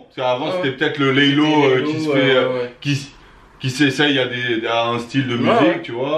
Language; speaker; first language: French; native; French